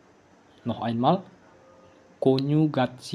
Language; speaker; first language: German; non-native, learner; Indonesian